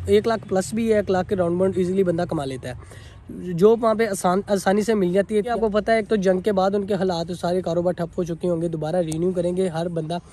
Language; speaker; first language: Urdu; non-native, local second language; Punjabi